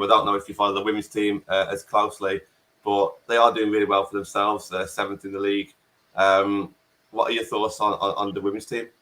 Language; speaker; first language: English; native; English